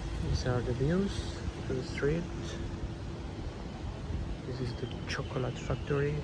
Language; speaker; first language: English; non-native, learner; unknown